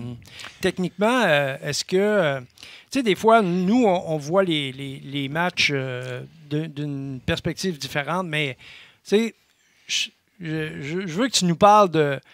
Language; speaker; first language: French; native; French